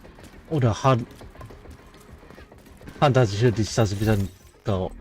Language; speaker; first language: Japanese; native; Japanese